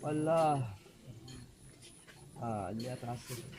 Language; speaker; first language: Arabic; non-native, fluent; Rohingya